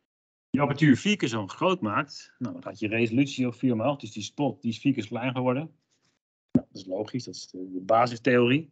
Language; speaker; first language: Dutch; native; Dutch